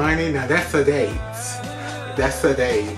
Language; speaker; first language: English; native; English